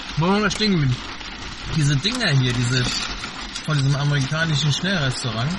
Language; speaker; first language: German; native; German